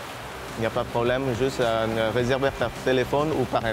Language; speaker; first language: French; non-native, fluent; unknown